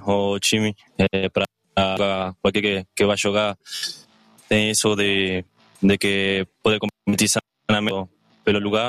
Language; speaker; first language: Portuguese; non-native, learner; Spanish